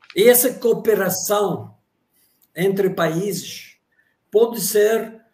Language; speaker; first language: Portuguese; non-native, fluent; Russian